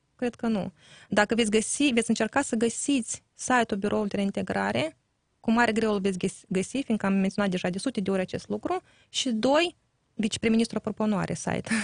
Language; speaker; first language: Romanian; native; Romanian